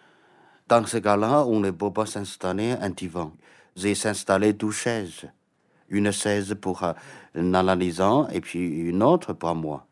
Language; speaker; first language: French; non-native, fluent; Chinese